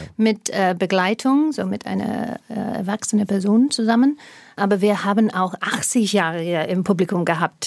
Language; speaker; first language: German; non-native, fluent; English